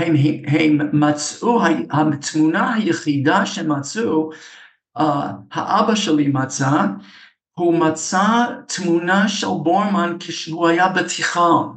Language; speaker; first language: Hebrew; non-native, fluent; English